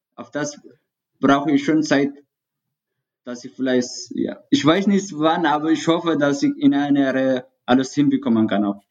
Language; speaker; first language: German; non-native, learner; Tigrinya